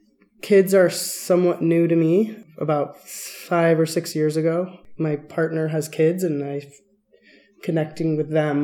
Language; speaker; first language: English; native; English